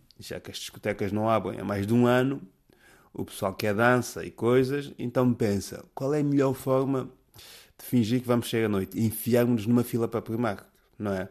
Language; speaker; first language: Portuguese; native; Portuguese